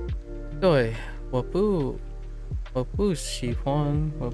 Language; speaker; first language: Chinese; non-native, learner; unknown